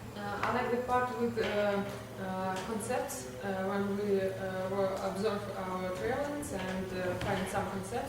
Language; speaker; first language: English; non-native, learner; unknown